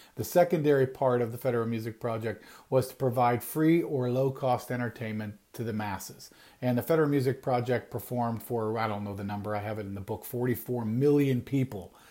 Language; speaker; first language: English; native; English